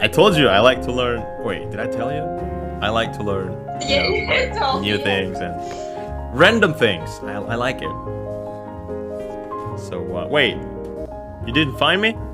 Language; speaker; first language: English; non-native, fluent; Indonesian